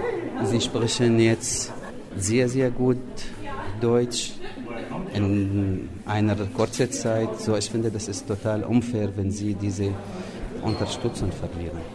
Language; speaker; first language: German; non-native, learner; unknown